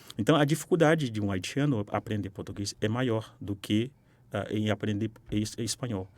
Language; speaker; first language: Portuguese; non-native, fluent; Haitian Creole